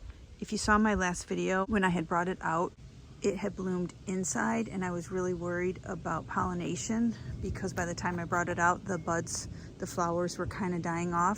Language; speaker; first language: English; native; English